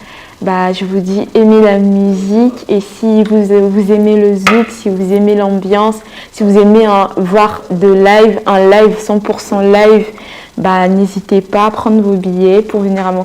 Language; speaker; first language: French; non-native, local second language; Sango